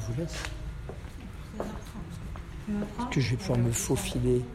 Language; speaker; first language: French; native; French